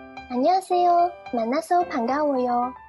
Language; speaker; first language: Korean; non-native, learner; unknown